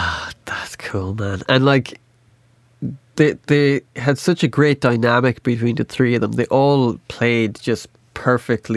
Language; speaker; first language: English; native; English